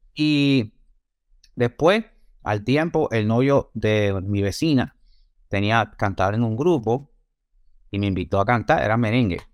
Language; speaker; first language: Spanish; native; Spanish